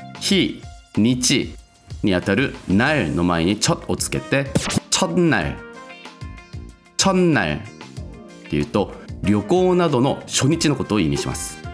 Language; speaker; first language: Japanese; non-native, local second language; Korean